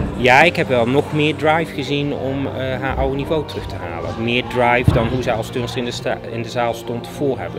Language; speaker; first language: Dutch; native; Dutch